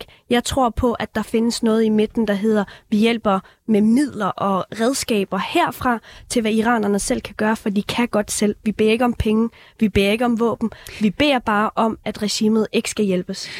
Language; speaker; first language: Danish; early bilingual, other home language; Persian